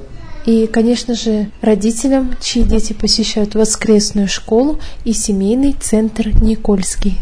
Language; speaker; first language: Russian; native; Russian